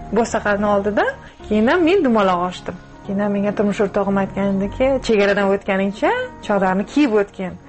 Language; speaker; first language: Uzbek; native; Uzbek